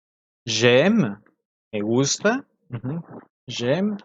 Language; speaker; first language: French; non-native, fluent; Spanish